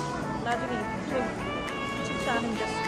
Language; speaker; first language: Korean; non-native, learner; Filipino